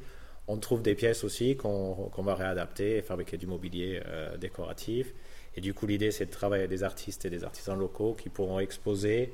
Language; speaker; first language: French; non-native, fluent; English